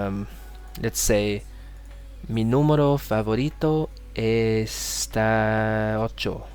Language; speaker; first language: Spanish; non-native, learner; English